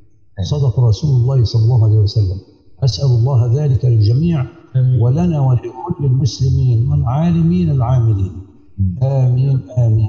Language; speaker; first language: Arabic; native; Arabic